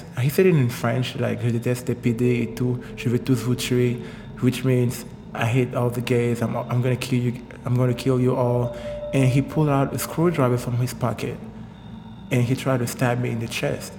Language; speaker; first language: English; non-native, local second language; French